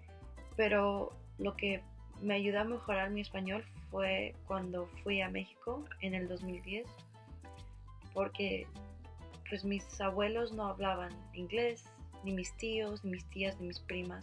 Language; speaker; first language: Spanish; early bilingual, heritage; Spanish